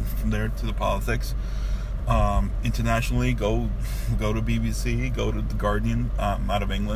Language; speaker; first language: English; early bilingual, other home language; Urdu